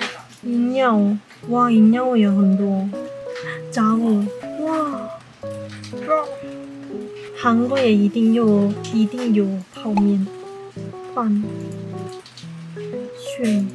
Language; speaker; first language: Chinese; non-native, learner; Korean